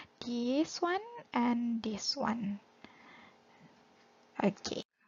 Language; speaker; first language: English; non-native, local second language; Malay